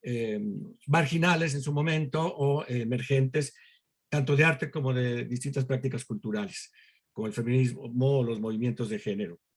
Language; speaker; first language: Spanish; native; Spanish